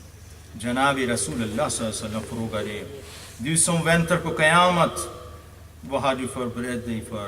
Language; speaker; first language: Swedish; non-native, fluent; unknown